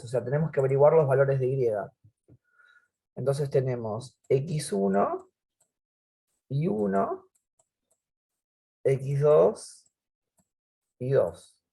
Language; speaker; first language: Spanish; native; Spanish